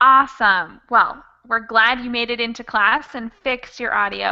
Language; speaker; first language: English; native; English